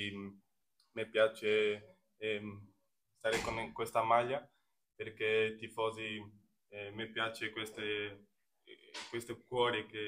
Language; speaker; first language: Italian; non-native, learner; Portuguese